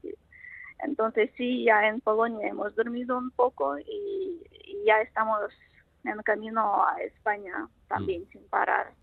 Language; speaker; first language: Spanish; non-native, fluent; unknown